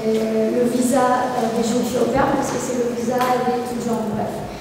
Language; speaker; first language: French; non-native, fluent; Portuguese